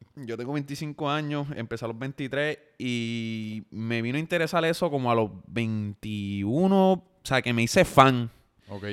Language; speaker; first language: Spanish; native; Spanish